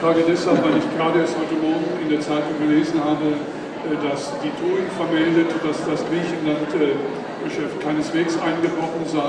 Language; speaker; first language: German; native; German